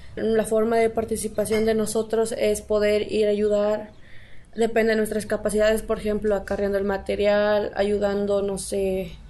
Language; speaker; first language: Spanish; native; Spanish